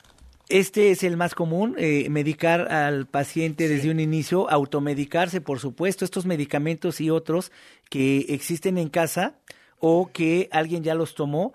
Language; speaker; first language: Spanish; native; Spanish